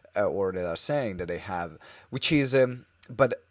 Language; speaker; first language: English; non-native, fluent; Italian